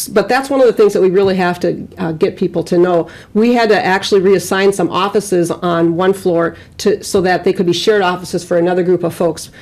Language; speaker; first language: English; native; English